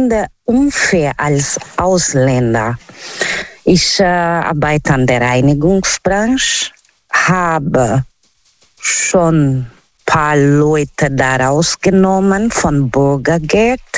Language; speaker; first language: German; non-native, learner; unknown